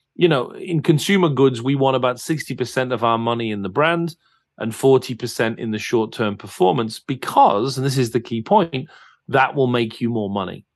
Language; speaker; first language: English; native; English